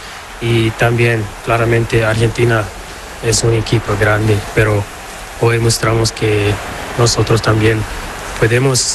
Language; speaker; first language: Spanish; non-native, learner; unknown